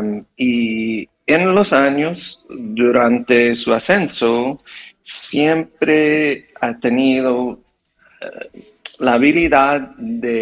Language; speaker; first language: Spanish; non-native, fluent; English